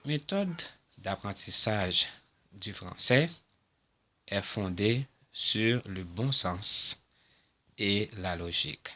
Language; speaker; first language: French; non-native, local second language; Haitian Creole